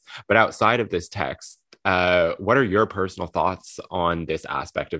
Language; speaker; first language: English; native; English